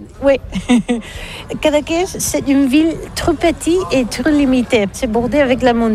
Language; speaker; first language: French; non-native, learner; Catalan